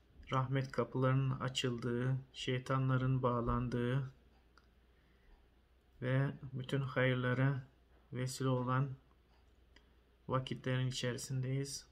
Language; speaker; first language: Turkish; native; Turkish